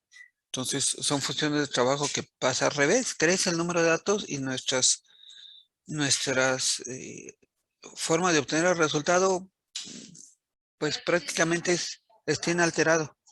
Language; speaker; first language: Spanish; native; Spanish